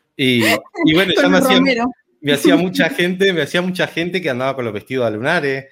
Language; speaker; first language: Spanish; native; Spanish